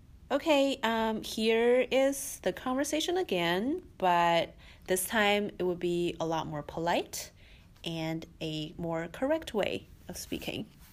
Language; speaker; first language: English; non-native, fluent; Chinese